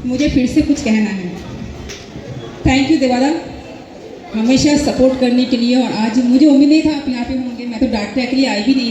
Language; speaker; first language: Hindi; non-native, local second language; Bangla